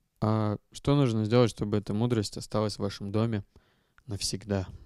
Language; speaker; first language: Russian; native; Russian